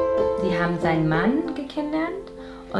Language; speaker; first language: German; non-native, learner; Spanish